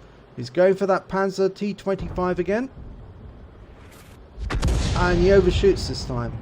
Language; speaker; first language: English; native; English